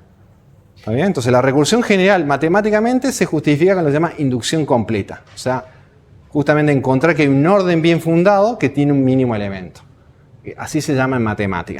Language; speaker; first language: Spanish; native; Spanish